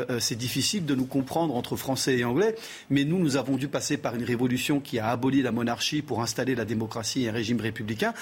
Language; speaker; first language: French; early bilingual, other home language; Portuguese